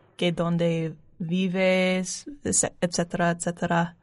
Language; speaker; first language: Spanish; non-native, learner; English